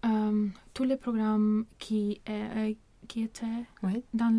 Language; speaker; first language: French; non-native, learner; Swedish